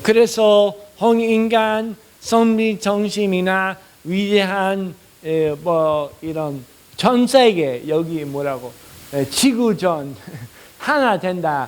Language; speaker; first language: Korean; non-native, fluent; English